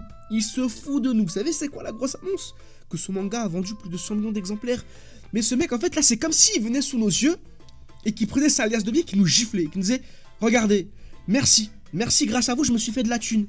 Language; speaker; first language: French; native; French